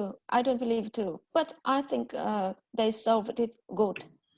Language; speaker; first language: English; non-native, learner; Vietnamese